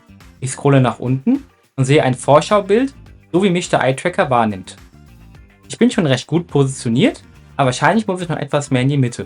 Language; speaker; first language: German; native; German